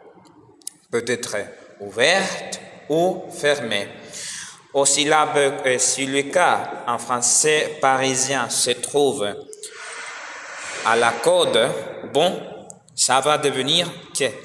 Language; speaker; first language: French; non-native, learner; Spanish